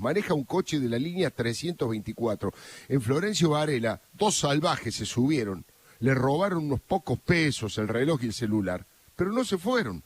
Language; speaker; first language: Spanish; native; Spanish